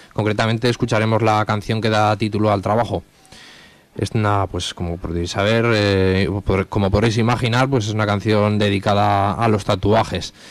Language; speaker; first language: Spanish; native; Spanish